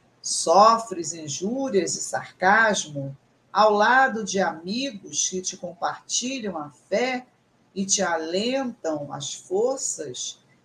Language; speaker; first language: Portuguese; native; Portuguese